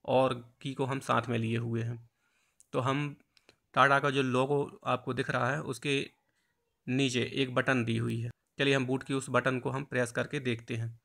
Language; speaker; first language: Hindi; native; Hindi